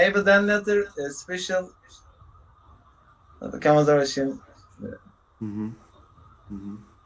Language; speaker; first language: English; non-native, learner; Turkish